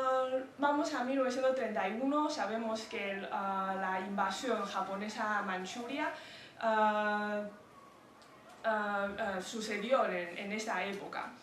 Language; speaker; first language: Spanish; non-native, fluent; Chinese